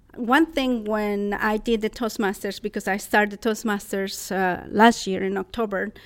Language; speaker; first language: English; non-native, fluent; Spanish